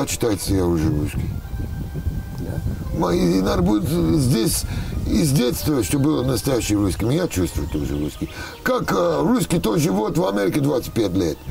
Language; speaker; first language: Russian; non-native, learner; English